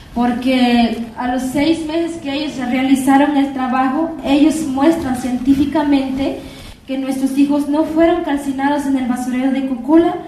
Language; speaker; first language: Spanish; non-native, local second language; Nahuatl languages